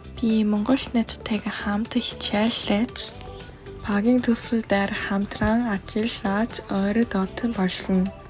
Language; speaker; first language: Mongolian; non-native, learner; Korean